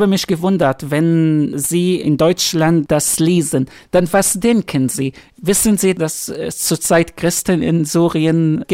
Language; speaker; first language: German; non-native, fluent; Arabic